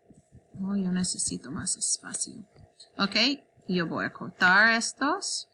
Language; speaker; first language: Spanish; non-native, learner; English